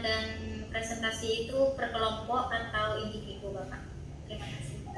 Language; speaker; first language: Indonesian; non-native, local second language; Madurese